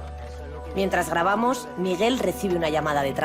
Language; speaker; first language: Spanish; native; Spanish